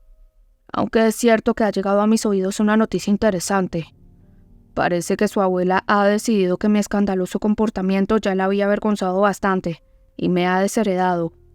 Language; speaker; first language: Spanish; native; Spanish